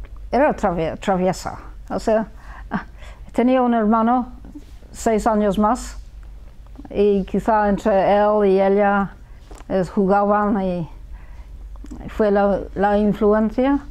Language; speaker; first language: Spanish; early bilingual, heritage; Spanish